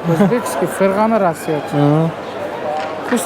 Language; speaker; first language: Russian; non-native, local second language; Uzbek